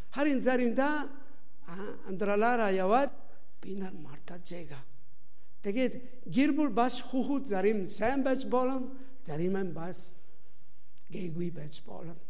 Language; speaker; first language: Mongolian; non-native, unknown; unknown